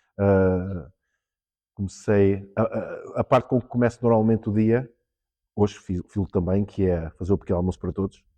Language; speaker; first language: Portuguese; early bilingual, heritage; Portuguese